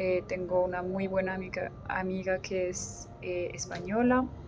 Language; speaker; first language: Spanish; non-native, fluent; French